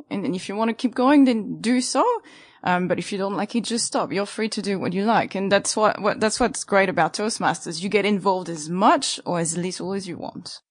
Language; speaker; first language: English; non-native, fluent; French